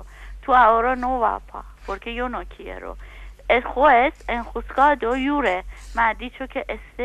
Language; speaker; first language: Spanish; non-native, learner; Persian